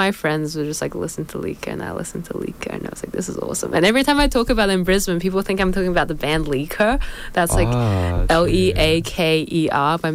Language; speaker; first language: English; native; English